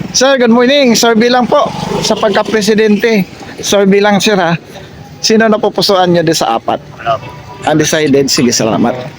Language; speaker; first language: Filipino; native; Filipino